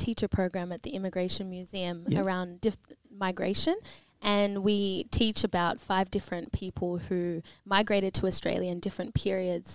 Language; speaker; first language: English; native; English